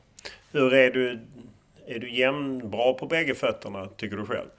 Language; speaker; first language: Swedish; native; Swedish